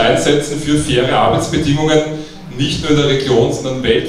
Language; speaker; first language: German; native; German